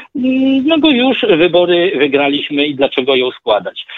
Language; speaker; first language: Polish; native; Polish